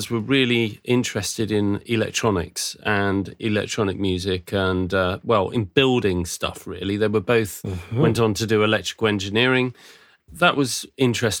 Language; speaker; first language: English; native; English